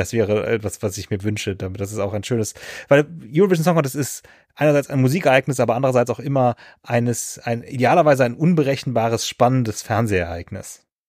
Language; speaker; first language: German; native; German